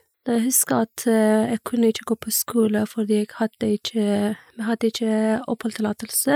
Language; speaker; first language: Norwegian; early bilingual, other home language; Persian